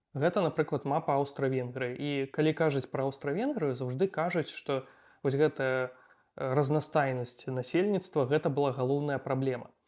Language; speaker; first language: Belarusian; native; Belarusian